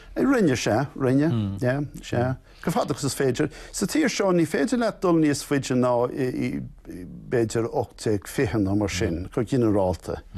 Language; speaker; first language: Irish; non-native, local second language; English